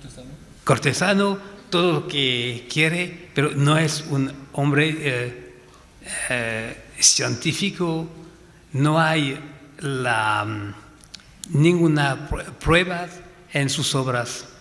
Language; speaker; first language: Spanish; non-native, fluent; French